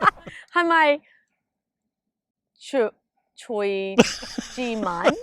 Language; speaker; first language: Cantonese; early bilingual, heritage; Cantonese